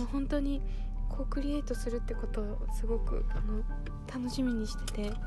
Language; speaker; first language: Japanese; native; Japanese